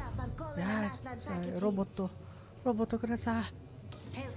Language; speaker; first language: Japanese; non-native, learner; English